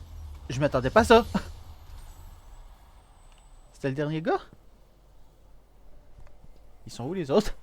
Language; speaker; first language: French; native; French